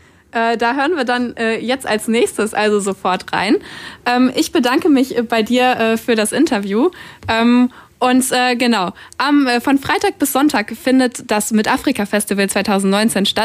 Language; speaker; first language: German; native; German